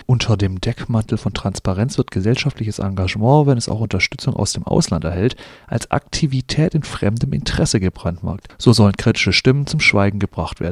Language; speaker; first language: German; native; German